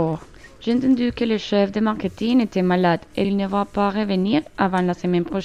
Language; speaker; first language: French; non-native, learner; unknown